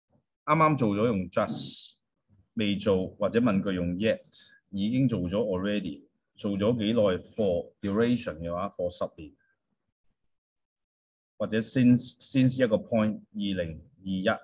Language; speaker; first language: Chinese; native; Chinese